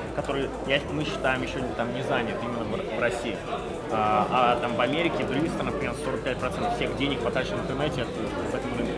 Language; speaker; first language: Russian; early bilingual, heritage; Russian